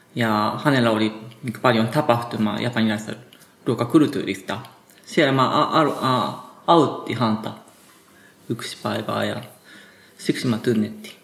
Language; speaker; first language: Finnish; non-native, learner; Japanese